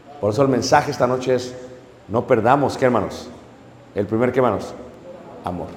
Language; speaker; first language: Spanish; native; Spanish